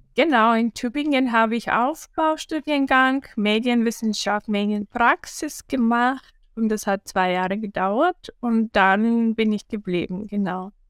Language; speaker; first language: German; non-native, fluent; Bulgarian